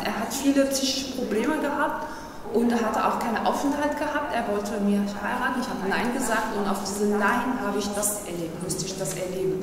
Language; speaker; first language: German; non-native, fluent; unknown